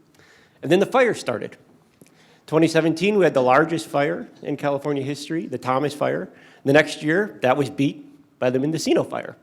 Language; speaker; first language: English; native; English